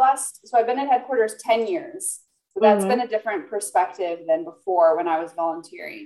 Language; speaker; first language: English; native; English